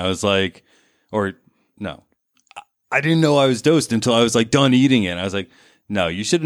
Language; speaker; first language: English; native; English